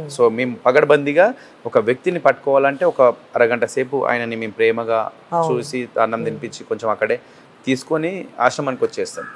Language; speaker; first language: Telugu; native; Telugu